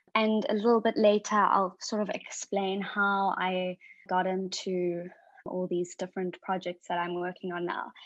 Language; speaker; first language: English; native; English